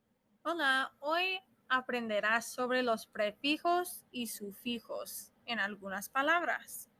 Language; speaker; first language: Spanish; non-native, fluent; English